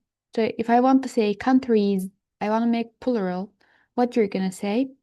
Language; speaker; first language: English; non-native, fluent; Turkish